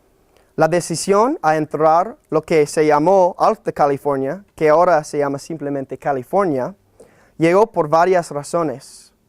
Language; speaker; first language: Spanish; non-native, learner; English